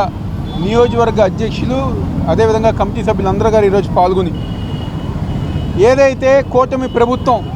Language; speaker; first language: Telugu; native; Telugu